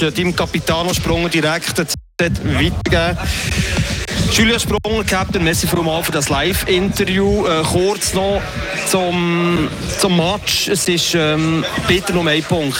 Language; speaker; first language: German; native; German